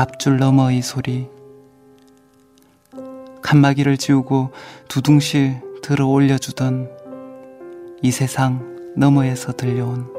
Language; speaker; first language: Korean; native; Korean